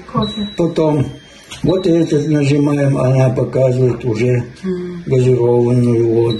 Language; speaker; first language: Russian; non-native, fluent; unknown